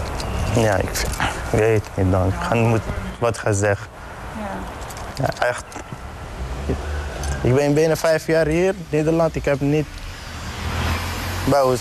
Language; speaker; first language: Dutch; non-native, learner; Arabic